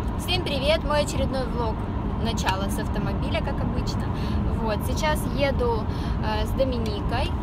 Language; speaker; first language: Russian; native; Russian